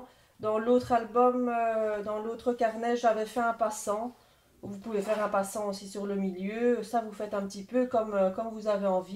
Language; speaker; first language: French; native; French